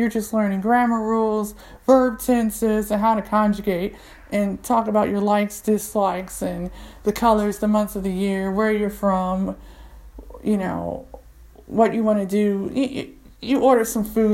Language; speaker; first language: English; native; English